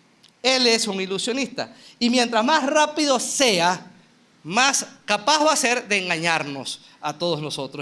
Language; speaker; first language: Spanish; native; Spanish